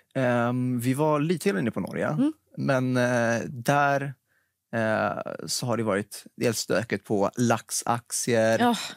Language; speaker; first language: Swedish; native; Swedish